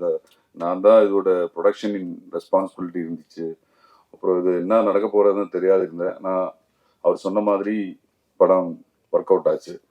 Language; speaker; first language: Tamil; non-native, learner; Malayalam